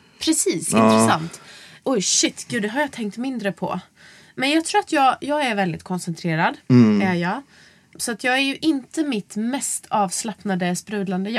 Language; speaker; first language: Swedish; native; Swedish